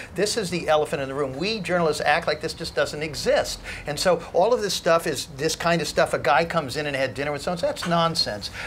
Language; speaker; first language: English; native; English